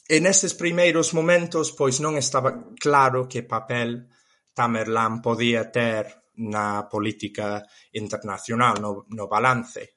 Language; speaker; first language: Galician; non-native, fluent; English